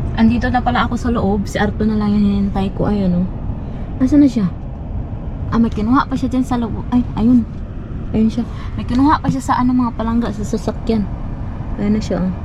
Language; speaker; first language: Filipino; non-native, local second language; Cebuano